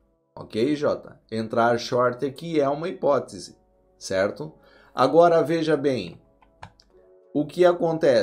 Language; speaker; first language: Portuguese; native; Portuguese